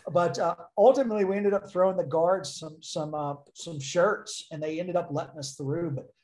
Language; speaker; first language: English; native; English